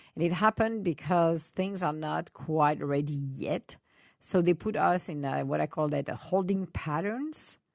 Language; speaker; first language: English; non-native, fluent; Italian